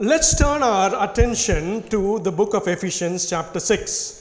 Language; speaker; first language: English; non-native, local second language; Tamil